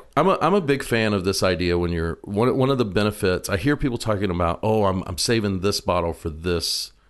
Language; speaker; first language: English; native; English